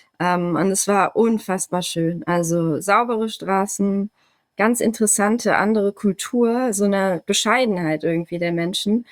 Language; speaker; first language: German; native; German